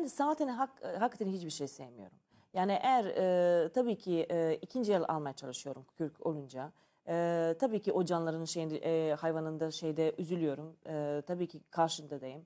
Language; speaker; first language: Turkish; non-native, learner; Serbian